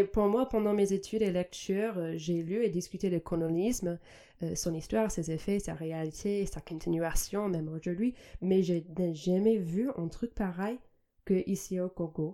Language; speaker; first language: French; non-native, fluent; English